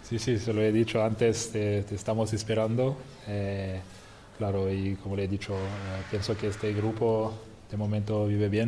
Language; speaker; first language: Spanish; non-native, fluent; French